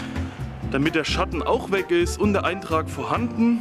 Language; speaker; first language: German; native; German